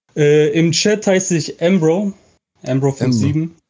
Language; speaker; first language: German; native; German